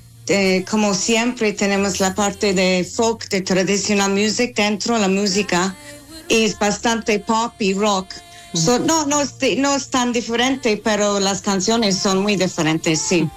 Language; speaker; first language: Spanish; non-native, fluent; English